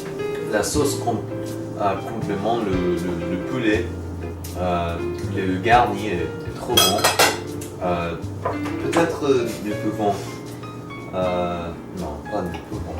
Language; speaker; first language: French; non-native, learner; English